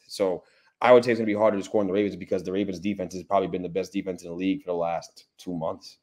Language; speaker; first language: English; native; English